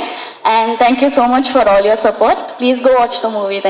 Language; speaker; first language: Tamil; non-native, fluent; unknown